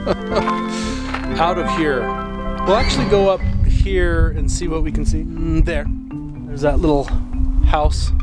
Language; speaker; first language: English; native; English